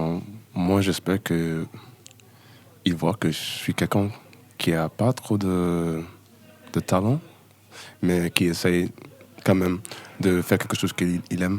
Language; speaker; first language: French; non-native, learner; English